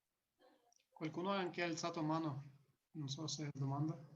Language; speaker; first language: Italian; non-native, learner; Russian